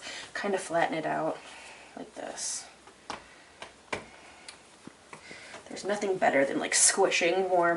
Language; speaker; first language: English; native; English